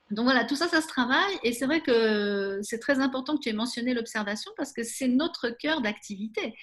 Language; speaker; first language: French; native; French